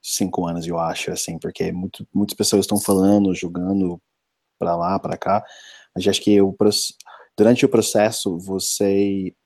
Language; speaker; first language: Portuguese; non-native, fluent; English